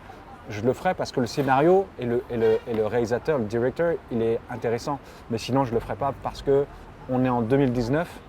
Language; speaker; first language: French; early bilingual, other home language; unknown